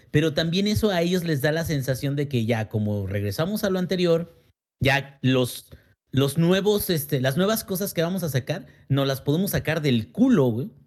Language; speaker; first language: Spanish; native; Spanish